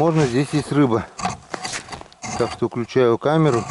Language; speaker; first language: Russian; native; Russian